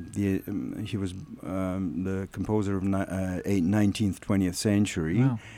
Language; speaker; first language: English; non-native, fluent; Russian